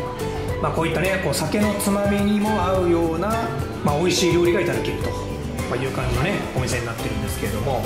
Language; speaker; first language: Japanese; native; Japanese